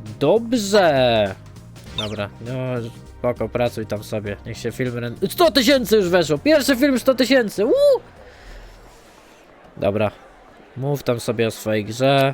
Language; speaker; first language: Polish; native; Polish